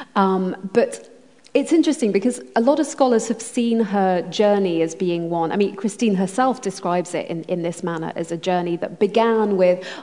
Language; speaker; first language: English; native; English